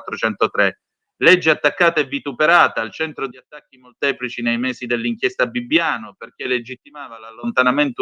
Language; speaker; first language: Italian; native; Italian